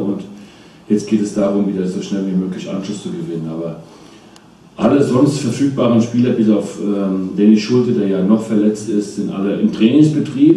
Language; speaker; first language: German; native; German